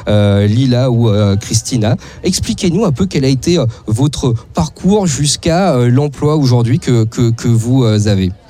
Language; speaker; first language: French; native; French